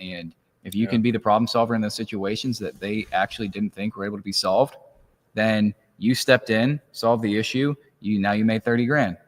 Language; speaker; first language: English; native; English